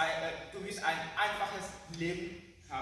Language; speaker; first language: German; non-native, learner; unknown